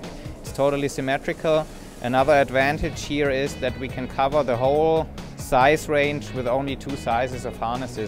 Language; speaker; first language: English; non-native, fluent; German